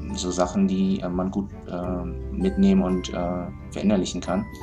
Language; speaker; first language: German; native; German